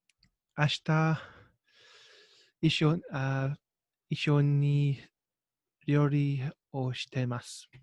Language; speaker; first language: Japanese; non-native, learner; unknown